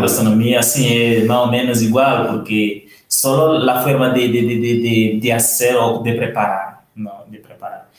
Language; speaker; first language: Spanish; non-native, learner; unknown